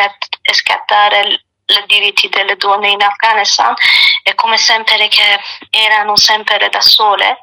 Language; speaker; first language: Italian; non-native, learner; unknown